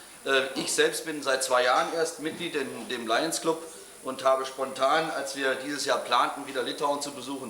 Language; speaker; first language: German; native; German